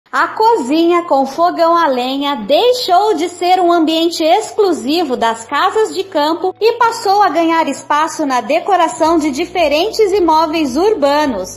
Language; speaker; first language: Portuguese; native; Portuguese